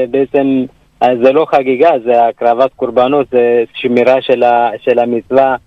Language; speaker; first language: Hebrew; early bilingual, other home language; Amharic